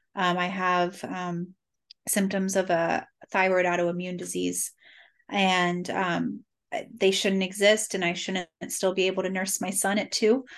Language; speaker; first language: English; native; English